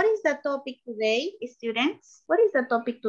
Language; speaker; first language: English; non-native, learner; Spanish